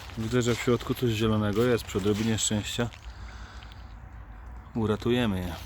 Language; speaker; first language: Polish; native; Polish